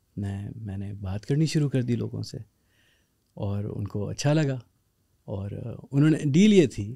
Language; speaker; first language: Urdu; native; Urdu